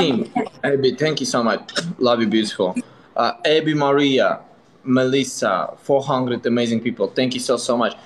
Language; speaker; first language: English; non-native, learner; Russian